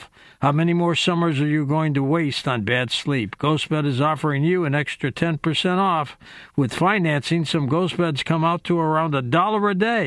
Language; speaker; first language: English; native; English